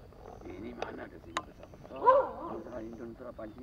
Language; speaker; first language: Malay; non-native, local second language; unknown